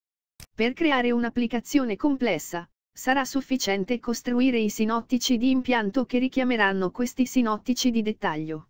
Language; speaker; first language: Italian; native; Italian